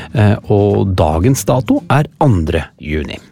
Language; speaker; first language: Norwegian; native; Norwegian